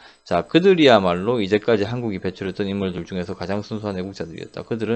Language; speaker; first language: Korean; native; Korean